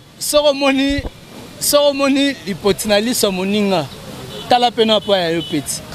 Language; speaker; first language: Lingala; native; Lingala